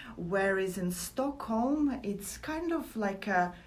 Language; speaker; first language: English; non-native, fluent; Latvian